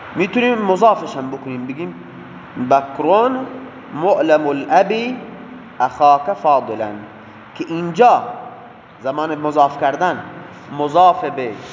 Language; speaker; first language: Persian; non-native, local second language; Baluchi